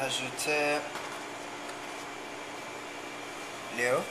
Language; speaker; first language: French; non-native, learner; Spanish